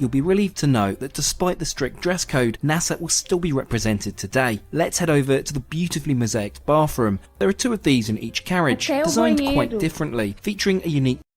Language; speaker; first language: English; native; English